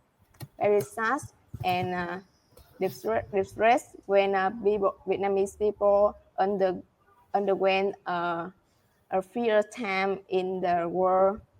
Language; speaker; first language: English; non-native, learner; Vietnamese